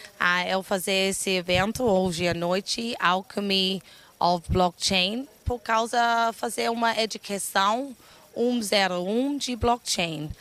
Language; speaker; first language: Portuguese; non-native, learner; English